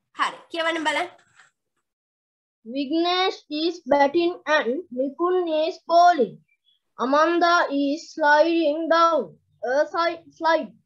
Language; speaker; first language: English; non-native, learner; Sinhala